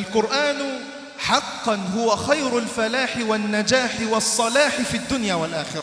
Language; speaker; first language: Arabic; native; Arabic